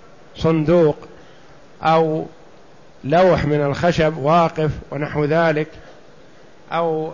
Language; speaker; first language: Arabic; native; Arabic